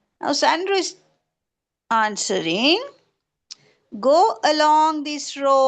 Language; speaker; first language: English; non-native, local second language; Tamil